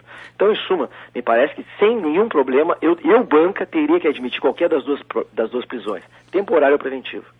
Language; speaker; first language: Portuguese; native; Portuguese